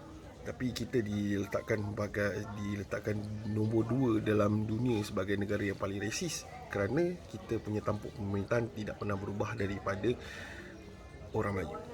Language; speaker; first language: Malay; native; Malay